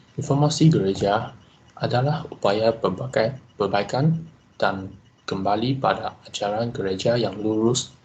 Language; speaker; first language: Malay; non-native, local second language; Chinese